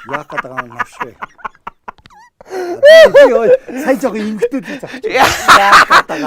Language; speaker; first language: Mongolian; native; Mongolian